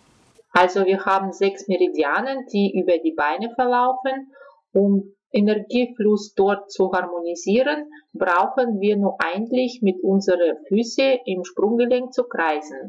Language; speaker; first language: German; non-native, fluent; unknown